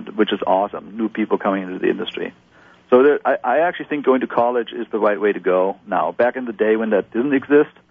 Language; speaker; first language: English; non-native, fluent; German